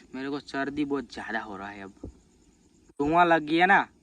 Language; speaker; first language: Hindi; non-native, local second language; Gujarati